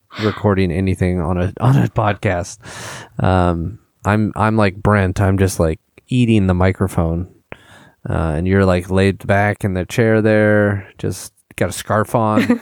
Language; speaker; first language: English; native; English